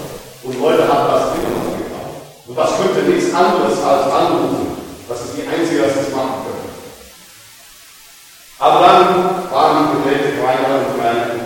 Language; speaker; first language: German; non-native, learner; English